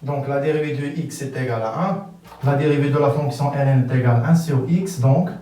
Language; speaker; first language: French; non-native, local second language; Arabic